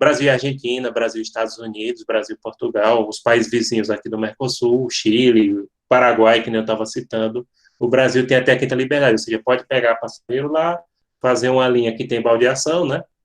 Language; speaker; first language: Portuguese; native; Portuguese